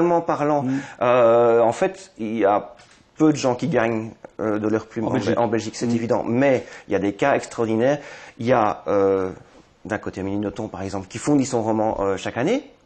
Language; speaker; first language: French; native; French